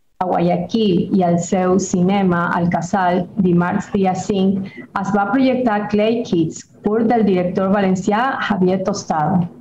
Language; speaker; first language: Catalan; non-native, fluent; Spanish